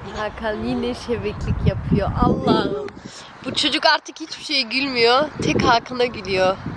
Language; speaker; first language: Turkish; early bilingual, heritage; Turkish